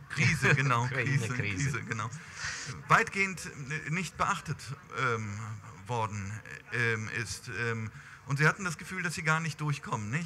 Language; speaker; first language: German; native; German